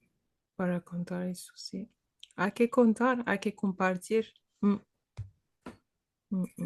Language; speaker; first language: Portuguese; non-native, fluent; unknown